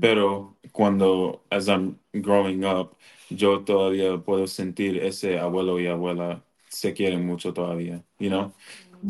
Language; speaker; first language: Spanish; early bilingual, other home language; English